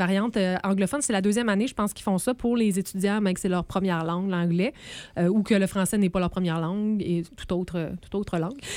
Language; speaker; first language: French; native; French